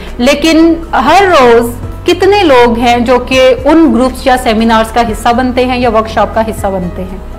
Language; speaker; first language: Urdu; native; Urdu